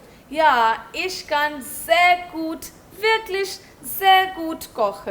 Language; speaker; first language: German; non-native, learner; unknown